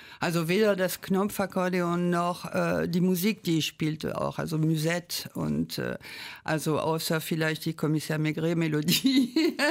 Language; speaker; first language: German; non-native, fluent; French